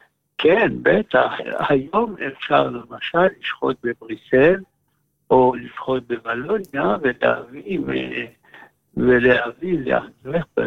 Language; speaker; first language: Hebrew; non-native, fluent; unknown